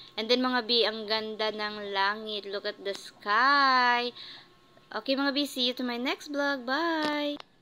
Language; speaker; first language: Filipino; non-native, local second language; Cebuano